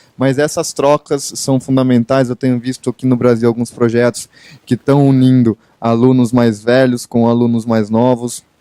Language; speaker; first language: Portuguese; native; Portuguese